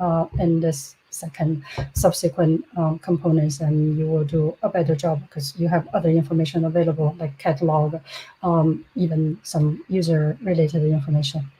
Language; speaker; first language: English; non-native, fluent; Chinese